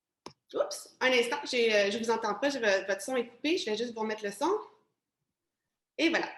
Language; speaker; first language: French; native; French